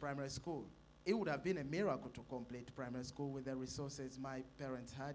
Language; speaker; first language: English; non-native, local second language; Ganda